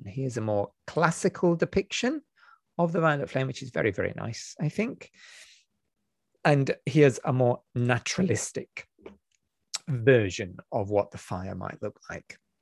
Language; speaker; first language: English; native; English